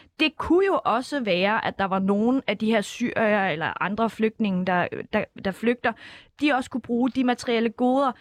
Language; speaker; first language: Danish; early bilingual, other home language; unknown